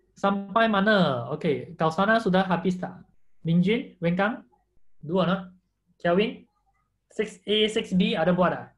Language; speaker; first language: Malay; non-native, local second language; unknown